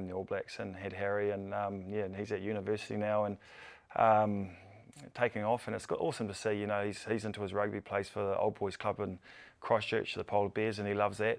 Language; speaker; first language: English; native; English